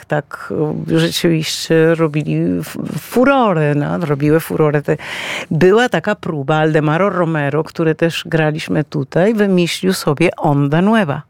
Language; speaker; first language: Polish; non-native, fluent; Spanish